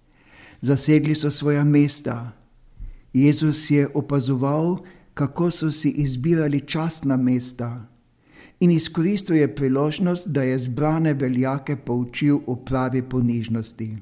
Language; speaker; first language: Slovenian; native; Slovenian